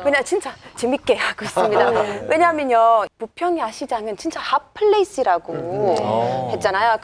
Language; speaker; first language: Korean; non-native, fluent; English